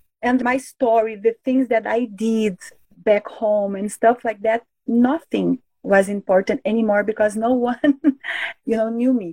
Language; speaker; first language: English; non-native, fluent; Portuguese